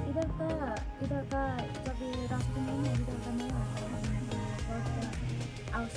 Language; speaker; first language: Hindi; non-native, learner; Nepali